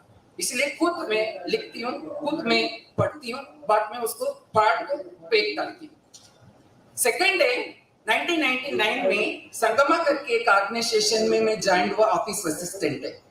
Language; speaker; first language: Hindi; non-native, local second language; Tamil